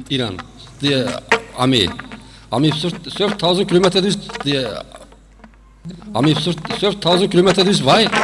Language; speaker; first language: German; non-native, learner; Turkish